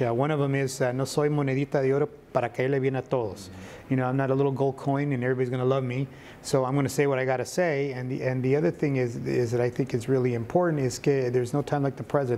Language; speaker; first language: English; early bilingual, other home language; Spanish